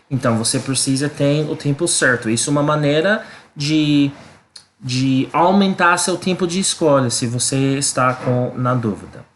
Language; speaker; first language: Portuguese; non-native, learner; English